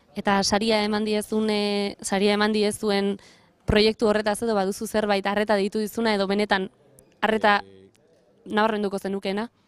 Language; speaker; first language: Basque; native; Basque